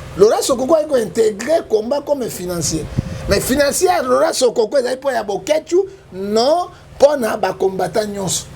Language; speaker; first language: Lingala; native; Lingala